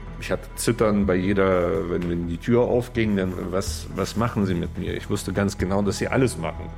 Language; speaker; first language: German; early bilingual, other home language; Russian